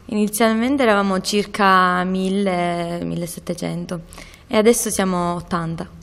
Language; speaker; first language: Italian; native; Italian